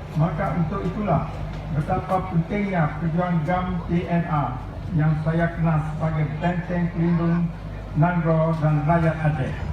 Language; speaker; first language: Malay; non-native, local second language; Achinese